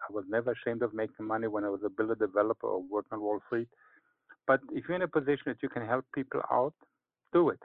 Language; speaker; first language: English; non-native, fluent; Hebrew